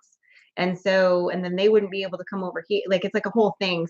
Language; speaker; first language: English; native; English